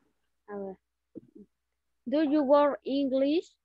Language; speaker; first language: English; non-native, learner; Spanish